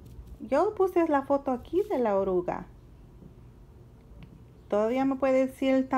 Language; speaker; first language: Spanish; early bilingual, heritage; Spanish